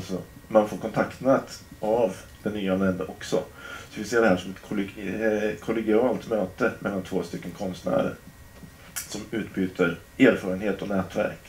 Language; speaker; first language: Swedish; native; Swedish